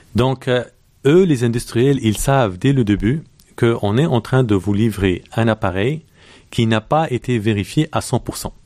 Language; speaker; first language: French; non-native, local second language; Arabic